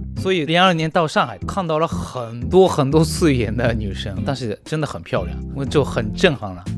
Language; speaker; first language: Chinese; non-native, fluent; Japanese